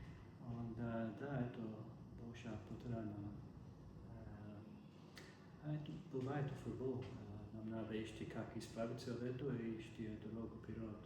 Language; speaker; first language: Russian; non-native, learner; Serbian